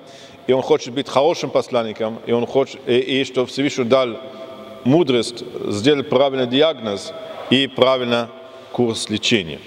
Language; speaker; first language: Russian; non-native, fluent; German